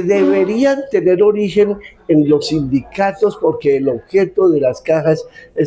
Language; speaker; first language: Spanish; native; Spanish